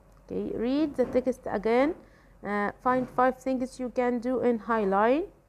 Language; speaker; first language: English; non-native, fluent; Arabic